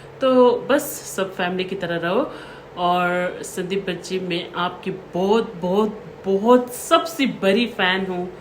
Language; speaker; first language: Hindi; non-native, local second language; Tibetan